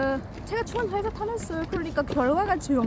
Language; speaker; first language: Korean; non-native, learner; Hindi